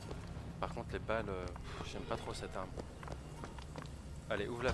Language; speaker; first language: French; native; French